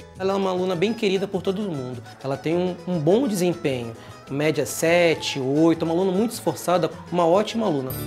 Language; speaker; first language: Portuguese; native; Portuguese